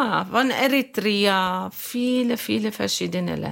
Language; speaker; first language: German; non-native, learner; Arabic